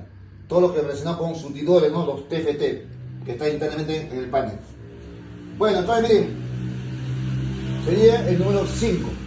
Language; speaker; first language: Spanish; native; Spanish